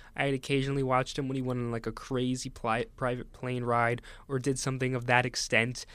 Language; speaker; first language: English; native; English